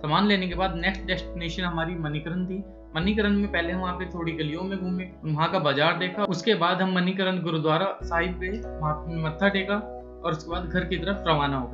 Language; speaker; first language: Hindi; native; Hindi